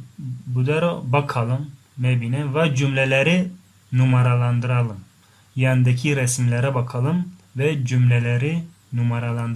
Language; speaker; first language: Turkish; non-native, fluent; Tajik